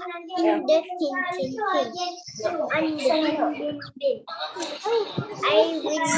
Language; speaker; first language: English; non-native, learner; Malay